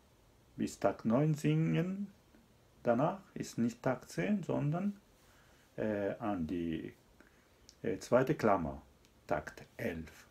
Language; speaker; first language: German; non-native, learner; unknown